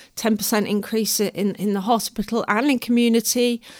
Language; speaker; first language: English; native; English